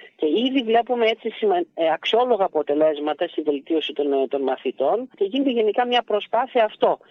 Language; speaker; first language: Greek; early bilingual, heritage; Greek